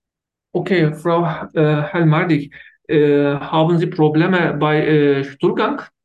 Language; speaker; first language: German; non-native, learner; Turkish